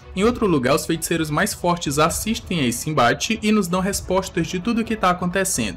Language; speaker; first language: Portuguese; native; Portuguese